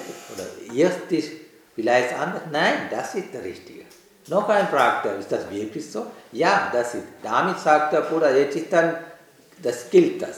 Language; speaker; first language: German; non-native, learner; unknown